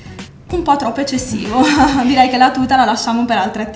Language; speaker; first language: Italian; native; Italian